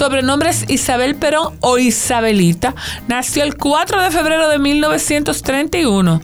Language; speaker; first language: Spanish; native; Spanish